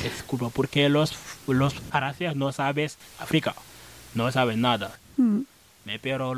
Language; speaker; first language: Spanish; non-native, learner; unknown